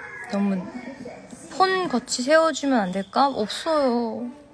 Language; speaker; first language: Korean; early bilingual, heritage; Korean